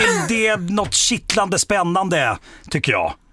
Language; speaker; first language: Swedish; native; Swedish